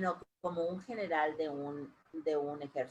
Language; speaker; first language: Spanish; native; Spanish